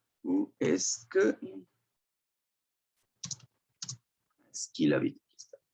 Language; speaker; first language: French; non-native, fluent; Spanish